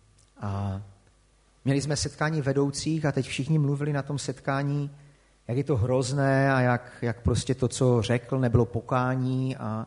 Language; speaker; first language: Czech; native; Czech